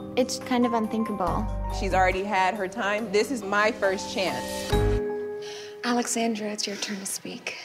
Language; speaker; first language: English; native; English